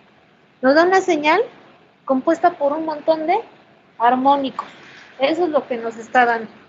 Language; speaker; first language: Spanish; native; Spanish